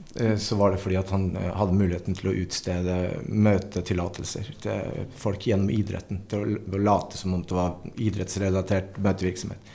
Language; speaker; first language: Norwegian; early bilingual, other home language; Spanish